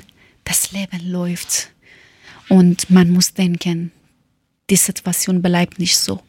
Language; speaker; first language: German; non-native, learner; Persian